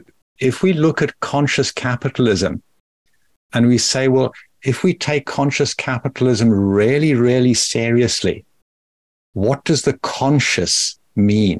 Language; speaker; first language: English; native; English